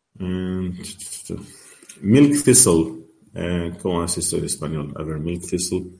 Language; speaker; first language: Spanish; non-native, learner; Arabic